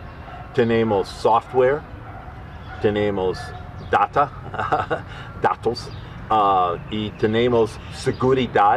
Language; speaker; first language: Spanish; non-native, learner; English